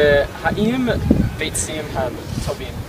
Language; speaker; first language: Hebrew; non-native, learner; English